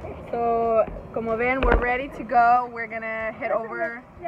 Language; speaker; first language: English; early bilingual, other home language; Spanish